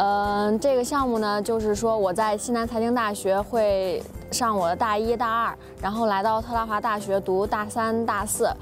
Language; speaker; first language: Chinese; native; Chinese